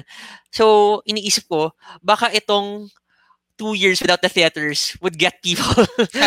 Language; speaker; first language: English; non-native, local second language; Filipino